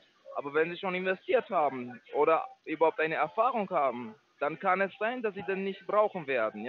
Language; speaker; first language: German; non-native, learner; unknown